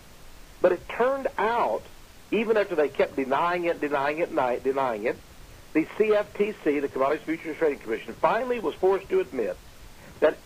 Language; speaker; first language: English; native; English